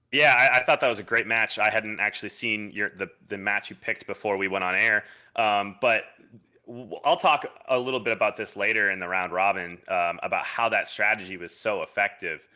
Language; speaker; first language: English; native; English